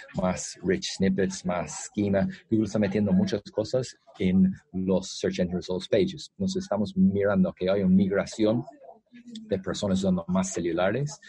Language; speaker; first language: Spanish; non-native, fluent; English